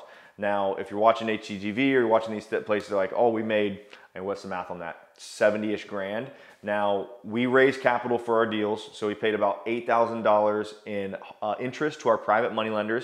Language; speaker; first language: English; native; English